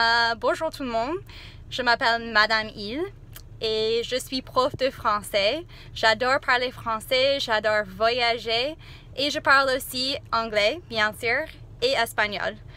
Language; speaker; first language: French; non-native, fluent; English